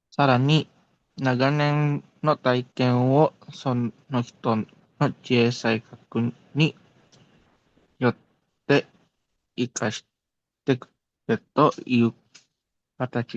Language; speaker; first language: Japanese; non-native, learner; Indonesian